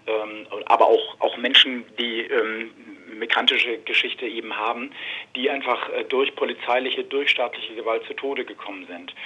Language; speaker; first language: German; native; German